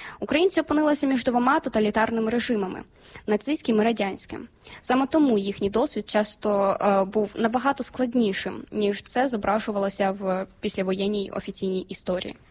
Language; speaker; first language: Ukrainian; native; Ukrainian